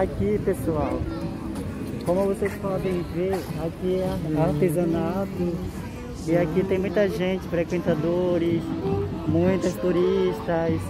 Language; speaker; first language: Portuguese; non-native, local second language; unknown